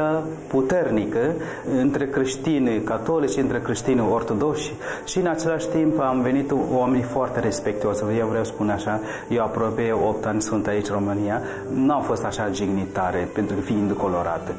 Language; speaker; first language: Romanian; non-native, learner; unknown